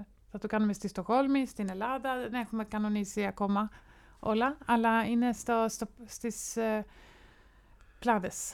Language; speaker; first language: Greek; non-native, fluent; Swedish